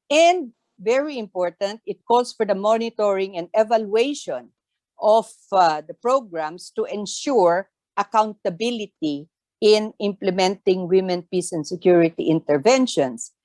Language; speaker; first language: English; non-native, local second language; Tausug